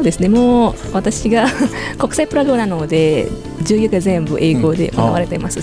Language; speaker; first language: Japanese; non-native, fluent; Indonesian